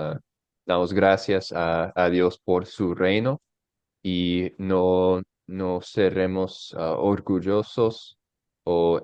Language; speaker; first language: Spanish; non-native, fluent; English